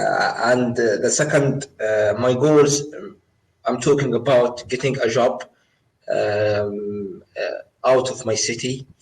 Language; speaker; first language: English; non-native, learner; Arabic